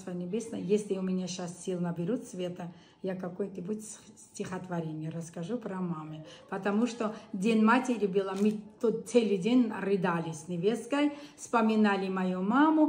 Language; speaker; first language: Russian; non-native, local second language; Armenian